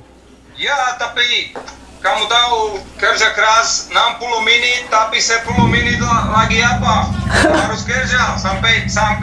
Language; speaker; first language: Indonesian; non-native, learner; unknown